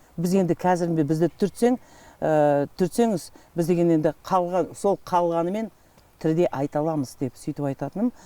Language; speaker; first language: Kazakh; native; Kazakh